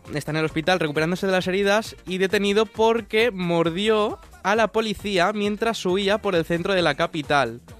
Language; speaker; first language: Spanish; native; Spanish